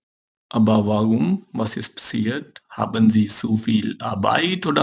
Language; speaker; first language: German; non-native, learner; Urdu